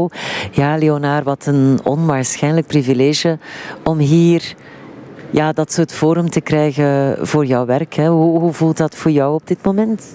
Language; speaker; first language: Dutch; native; Dutch